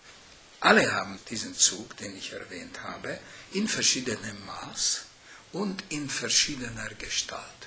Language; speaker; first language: German; non-native, fluent; Hungarian